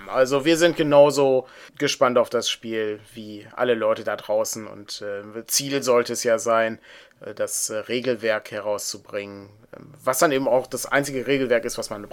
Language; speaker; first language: German; native; German